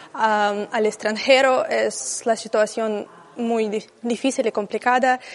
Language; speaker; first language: Spanish; non-native, learner; Russian